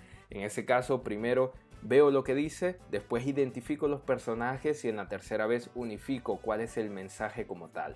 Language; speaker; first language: Spanish; native; Spanish